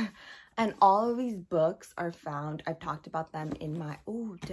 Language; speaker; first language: English; native; English